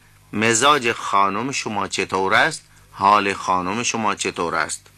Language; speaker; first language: Persian; non-native, fluent; Urdu